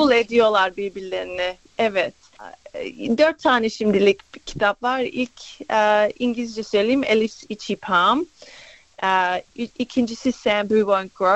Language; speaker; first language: Turkish; early bilingual, other home language; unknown